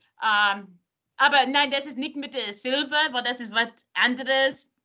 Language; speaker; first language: German; non-native, learner; English